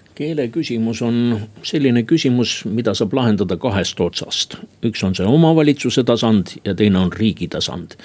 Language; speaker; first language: Estonian; native; Estonian